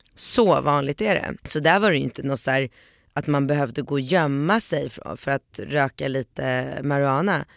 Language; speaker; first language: Swedish; early bilingual, other home language; Polish